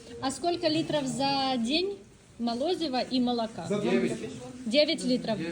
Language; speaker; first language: Russian; non-native, local second language; Ukrainian